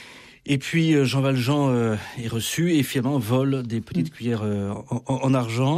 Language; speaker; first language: French; native; French